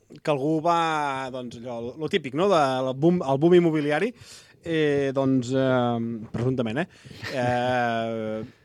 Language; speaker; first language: Catalan; native; Catalan